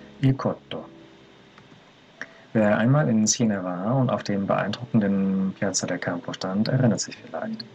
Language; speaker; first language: German; native; German